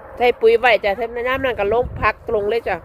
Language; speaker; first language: Thai; non-native, local second language; Northeastern Thai